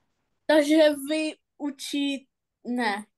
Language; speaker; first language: Czech; non-native, learner; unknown